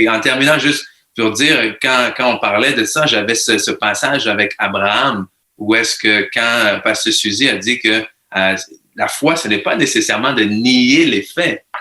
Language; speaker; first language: French; native; French